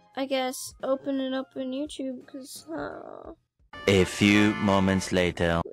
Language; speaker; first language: English; native; English